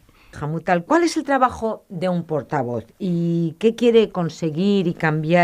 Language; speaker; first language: Spanish; native; Spanish